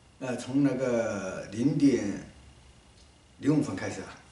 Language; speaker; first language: Chinese; native; Chinese